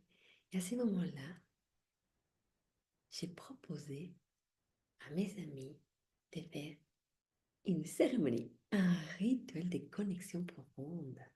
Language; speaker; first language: French; non-native, fluent; Spanish